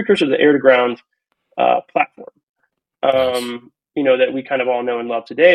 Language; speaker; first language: English; native; English